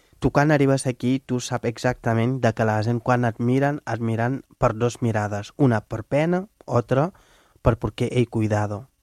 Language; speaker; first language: Catalan; non-native, fluent; Wolof